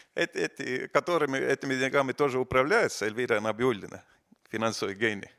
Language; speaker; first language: Russian; non-native, fluent; Estonian